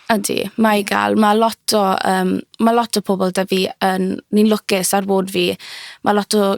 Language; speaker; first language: Welsh; native; Welsh